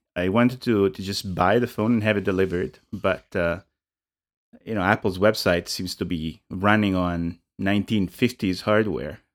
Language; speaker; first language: English; non-native, fluent; Italian